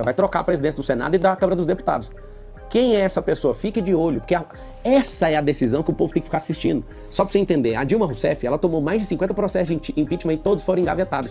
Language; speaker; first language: Portuguese; native; Portuguese